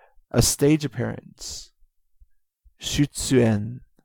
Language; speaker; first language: English; native; English